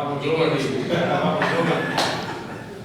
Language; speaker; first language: Italian; native; Italian